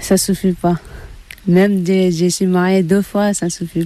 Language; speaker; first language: French; non-native, learner; Tibetan